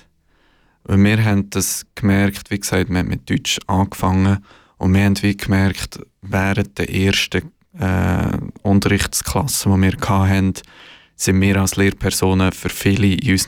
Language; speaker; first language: German; native; German